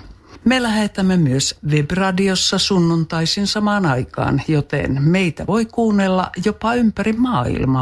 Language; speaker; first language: Finnish; native; Finnish